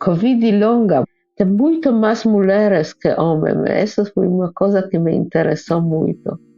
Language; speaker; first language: Portuguese; non-native, fluent; French